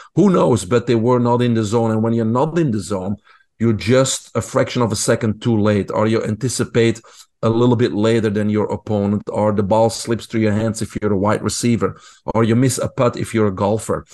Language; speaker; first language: English; non-native, fluent; Dutch